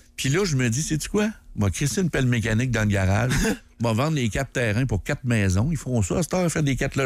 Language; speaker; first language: French; native; French